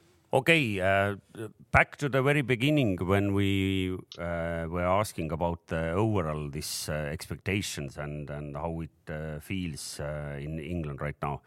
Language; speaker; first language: English; non-native, fluent; Estonian